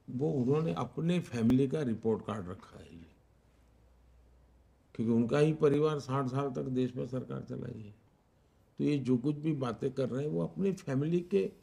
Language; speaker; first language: Hindi; non-native, local second language; Gujarati